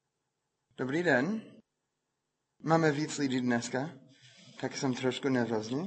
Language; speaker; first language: Czech; non-native, fluent; English